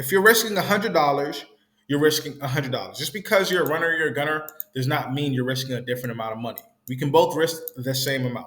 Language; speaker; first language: English; native; English